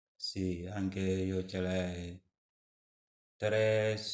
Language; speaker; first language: Italian; non-native, learner; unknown